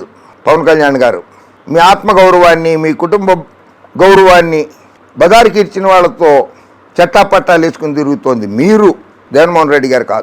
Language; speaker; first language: Telugu; native; Telugu